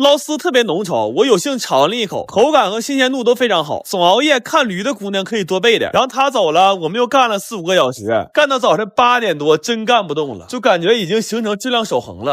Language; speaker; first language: Chinese; native; Chinese